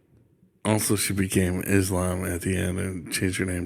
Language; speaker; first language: English; native; English